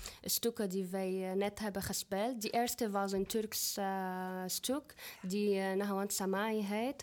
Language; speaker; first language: Dutch; non-native, learner; Arabic